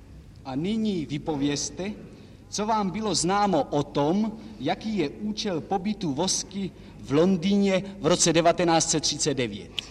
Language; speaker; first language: Czech; native; Czech